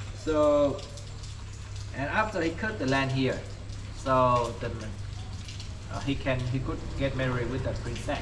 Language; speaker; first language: English; non-native, fluent; Vietnamese